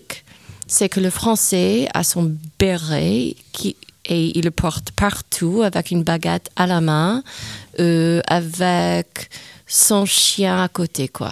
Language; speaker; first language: French; non-native, fluent; English